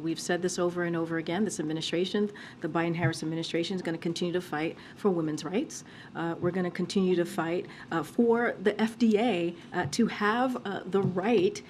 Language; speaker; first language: English; native; English